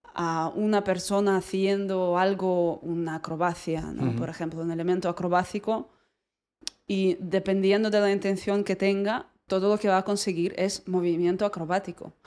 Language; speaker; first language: Spanish; non-native, fluent; Russian